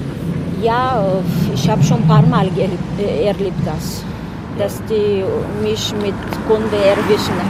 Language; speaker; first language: German; non-native, learner; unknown